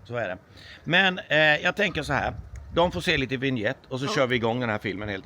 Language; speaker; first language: Swedish; native; Swedish